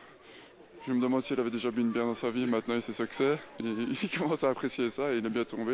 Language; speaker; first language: French; native; French